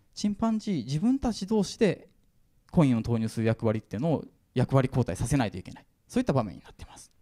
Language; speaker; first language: Japanese; native; Japanese